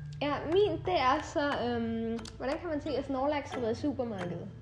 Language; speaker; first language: Danish; native; Danish